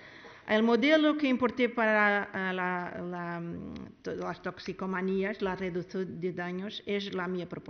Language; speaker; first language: Spanish; non-native, learner; Portuguese